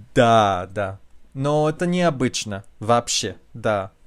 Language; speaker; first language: Russian; non-native, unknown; Spanish